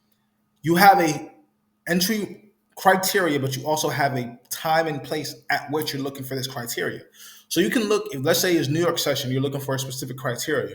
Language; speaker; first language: English; native; English